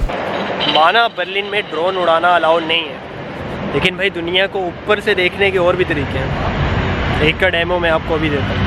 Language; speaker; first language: Urdu; native; Urdu